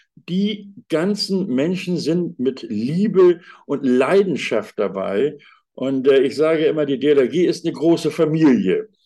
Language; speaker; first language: German; native; German